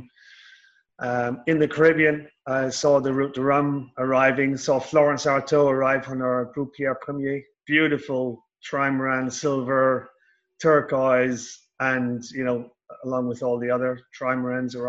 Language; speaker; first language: English; native; English